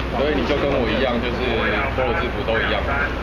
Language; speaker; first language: Chinese; native; Chinese